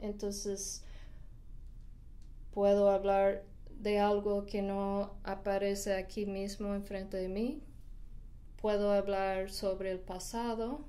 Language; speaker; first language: Spanish; non-native, fluent; English